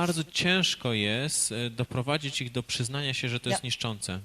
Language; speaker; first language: Polish; native; Polish